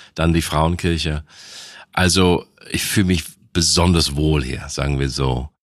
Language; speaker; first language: German; non-native, fluent; English